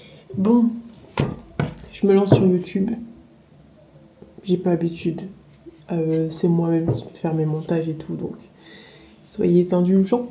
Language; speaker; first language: French; native; French